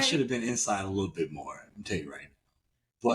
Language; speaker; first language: English; native; English